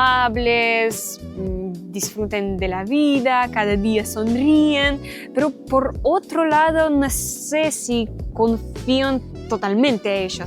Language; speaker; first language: Spanish; non-native, learner; Russian